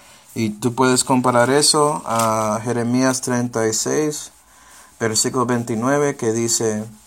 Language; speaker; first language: Spanish; non-native, fluent; English